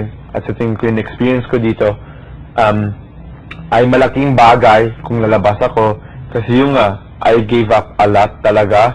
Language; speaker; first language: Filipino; early bilingual, heritage; Filipino